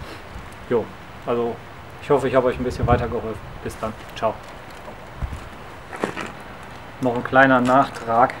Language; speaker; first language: German; native; German